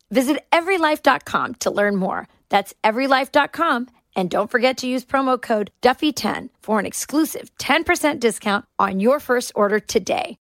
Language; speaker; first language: English; native; English